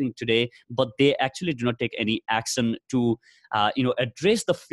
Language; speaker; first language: English; non-native, local second language; Nepali